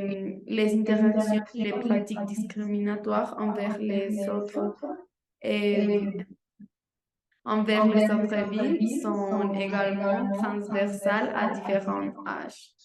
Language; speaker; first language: French; non-native, learner; Spanish